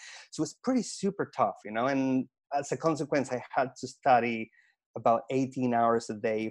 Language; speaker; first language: English; non-native, fluent; Spanish